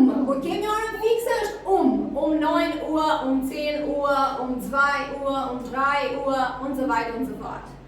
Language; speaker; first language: German; non-native, fluent; Albanian